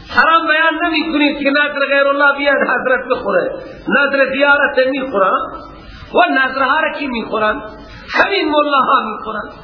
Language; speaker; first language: Persian; non-native, local second language; Baluchi